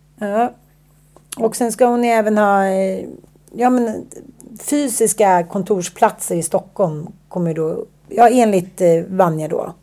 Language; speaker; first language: Swedish; native; Swedish